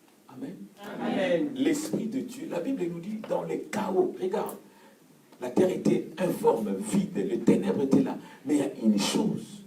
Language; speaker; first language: French; non-native, local second language; Lingala